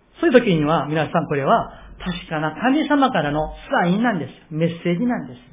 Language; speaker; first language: Japanese; non-native, fluent; Korean